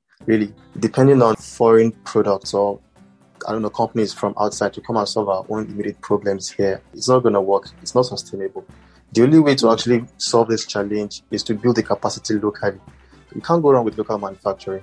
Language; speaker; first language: English; non-native, local second language; Hausa